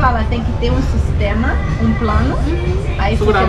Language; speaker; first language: Spanish; non-native, learner; Portuguese